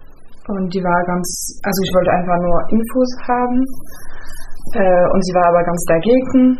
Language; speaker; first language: German; non-native, fluent; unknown